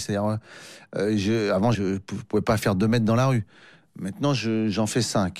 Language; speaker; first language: French; native; French